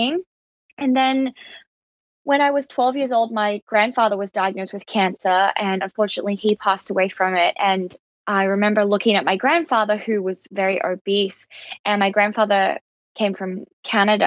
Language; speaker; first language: English; native; English